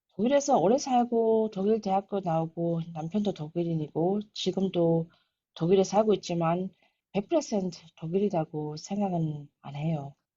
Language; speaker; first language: Korean; early bilingual, heritage; Korean